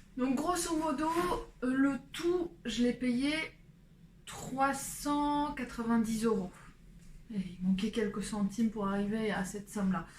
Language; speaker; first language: French; early bilingual, other home language; Polish